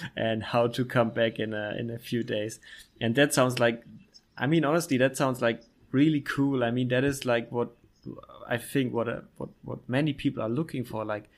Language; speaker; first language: English; non-native, fluent; German